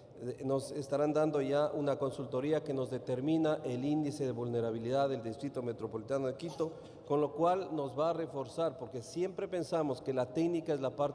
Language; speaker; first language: Spanish; native; Spanish